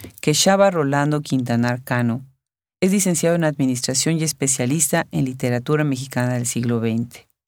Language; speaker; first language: Spanish; native; Spanish